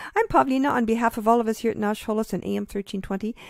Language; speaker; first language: English; early bilingual, other home language; Ukrainian